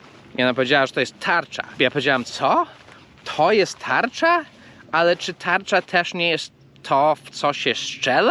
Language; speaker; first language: Polish; early bilingual, heritage; English